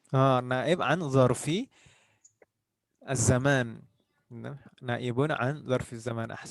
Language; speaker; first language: Arabic; non-native, fluent; Indonesian